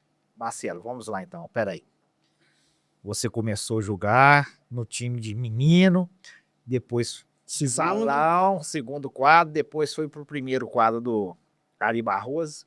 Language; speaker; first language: Portuguese; native; Portuguese